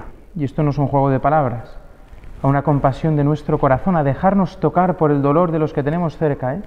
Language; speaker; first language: Spanish; native; Spanish